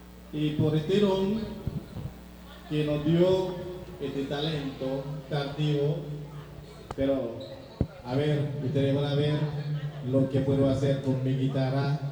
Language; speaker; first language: Spanish; non-native, fluent; Haitian Creole